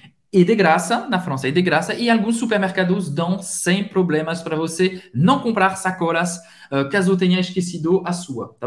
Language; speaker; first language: Portuguese; non-native, fluent; French